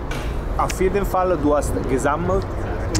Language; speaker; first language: German; non-native, learner; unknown